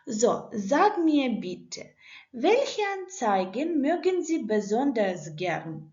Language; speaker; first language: German; non-native, fluent; Ukrainian